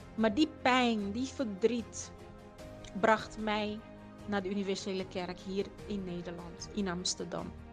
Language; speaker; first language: Dutch; non-native, fluent; Portuguese